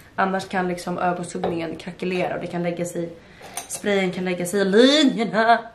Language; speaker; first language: Swedish; native; Swedish